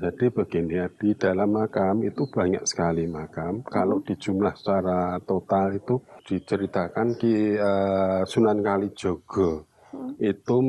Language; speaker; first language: Indonesian; non-native, local second language; Javanese